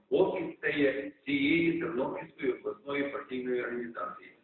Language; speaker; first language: Ukrainian; native; Ukrainian